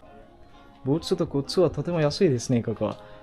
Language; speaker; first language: Japanese; non-native, learner; Sinhala